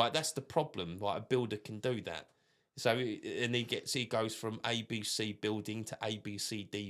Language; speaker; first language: English; native; English